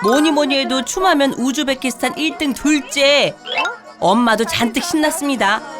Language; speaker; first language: Korean; native; Korean